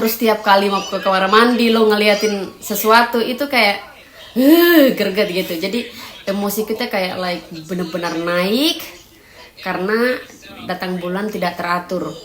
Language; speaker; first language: Indonesian; native; Indonesian